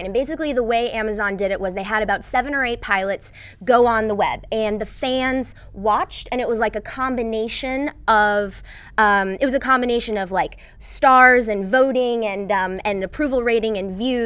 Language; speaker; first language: English; native; English